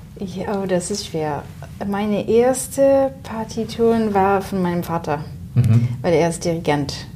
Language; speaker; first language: German; non-native, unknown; English